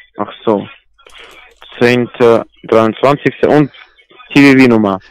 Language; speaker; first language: German; non-native, learner; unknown